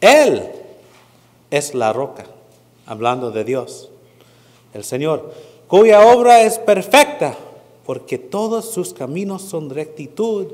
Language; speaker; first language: Spanish; non-native, fluent; English